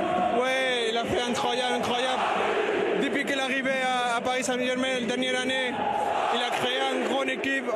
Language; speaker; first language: French; non-native, fluent; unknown